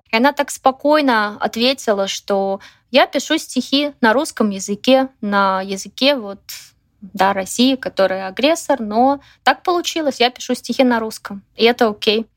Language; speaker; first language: Russian; native; Russian